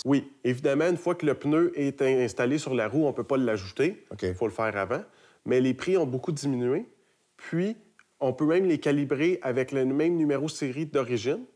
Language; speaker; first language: French; native; French